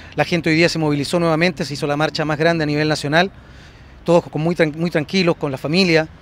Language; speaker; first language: Spanish; native; Spanish